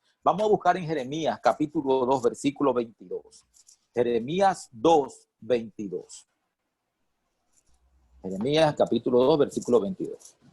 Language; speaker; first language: Spanish; native; Spanish